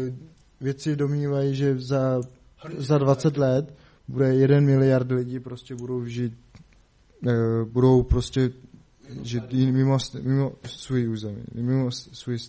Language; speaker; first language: Czech; non-native, learner; Mongolian